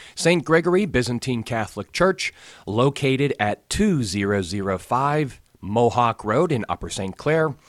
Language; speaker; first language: English; native; English